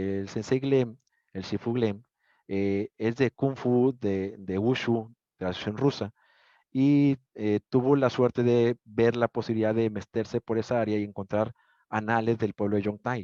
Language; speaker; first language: Spanish; native; Spanish